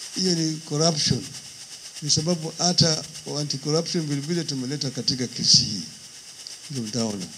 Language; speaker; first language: Swahili; non-native, local second language; Luo (Kenya and Tanzania)